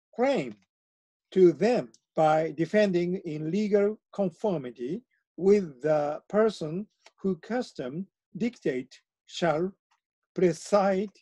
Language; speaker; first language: English; non-native, fluent; Japanese